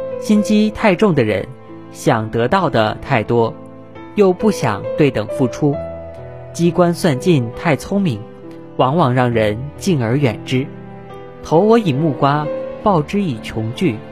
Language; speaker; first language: Chinese; native; Chinese